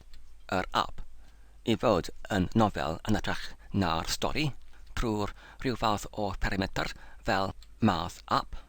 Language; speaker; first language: Welsh; non-native, learner; English